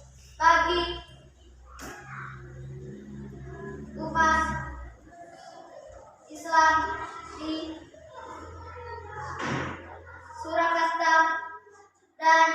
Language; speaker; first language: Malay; non-native, local second language; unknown